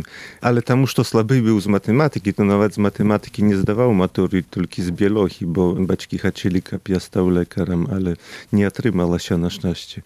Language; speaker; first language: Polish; non-native, local second language; Belarusian